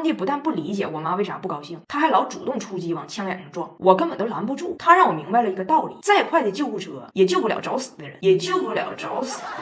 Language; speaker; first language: Chinese; native; Chinese